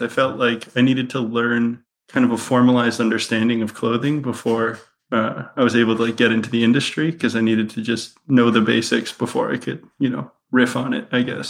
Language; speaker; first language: English; native; English